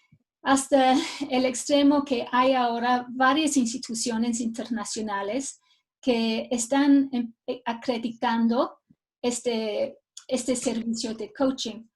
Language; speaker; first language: Spanish; non-native, fluent; English